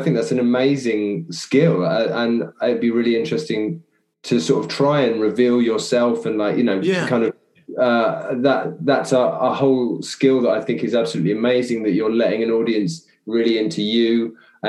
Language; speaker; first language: English; native; English